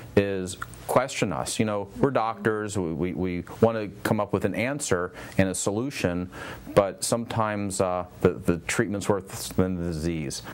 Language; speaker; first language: English; native; English